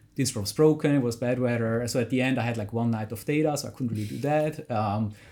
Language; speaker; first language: English; non-native, fluent; German